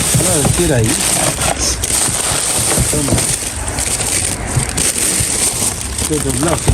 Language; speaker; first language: Spanish; non-native, learner; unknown